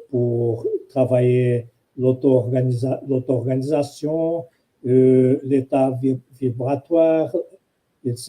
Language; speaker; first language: French; non-native, fluent; Portuguese